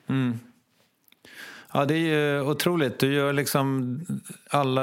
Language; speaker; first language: Swedish; native; Swedish